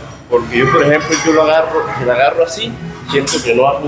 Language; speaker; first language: Spanish; native; Spanish